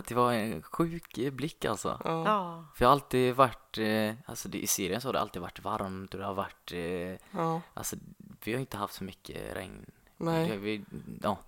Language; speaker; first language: Swedish; non-native, fluent; Arabic